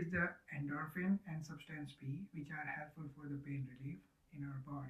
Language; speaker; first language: English; non-native, local second language; Gujarati